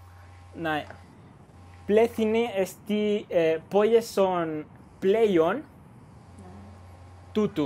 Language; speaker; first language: Greek; non-native, fluent; Spanish